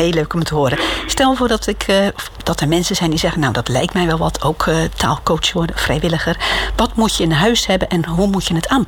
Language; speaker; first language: Dutch; native; Dutch